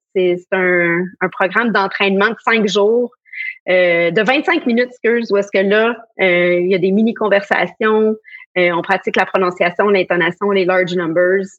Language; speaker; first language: French; native; French